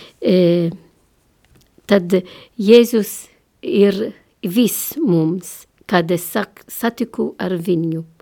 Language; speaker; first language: Latvian; non-native, learner; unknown